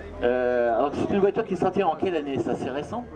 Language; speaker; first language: French; native; French